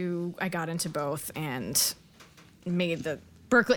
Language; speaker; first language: English; native; English